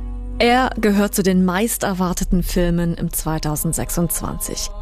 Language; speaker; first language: German; native; German